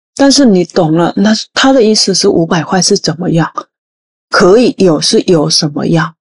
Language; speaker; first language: Chinese; non-native, fluent; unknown